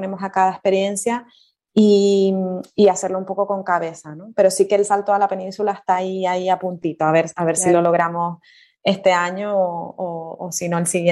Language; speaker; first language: Spanish; native; Spanish